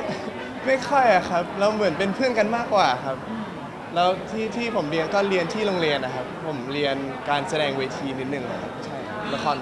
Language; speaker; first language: Thai; non-native, local second language; English